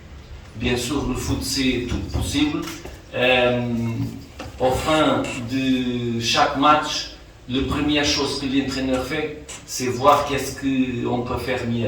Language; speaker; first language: French; non-native, fluent; Portuguese